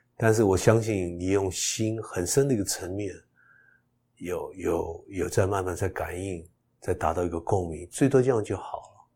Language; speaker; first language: Chinese; early bilingual, heritage; Chinese